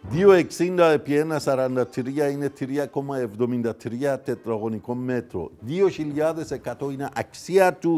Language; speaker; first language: Greek; non-native, fluent; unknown